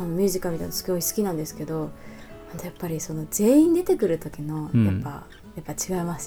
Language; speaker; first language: Japanese; native; Japanese